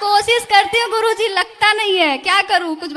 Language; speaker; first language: Hindi; native; Hindi